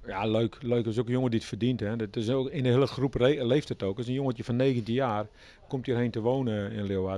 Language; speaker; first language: Dutch; native; Dutch